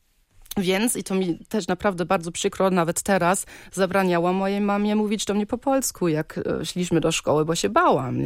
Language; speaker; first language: Polish; early bilingual, heritage; Polish